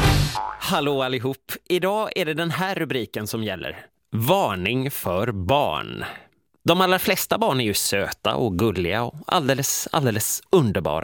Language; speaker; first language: Swedish; native; Swedish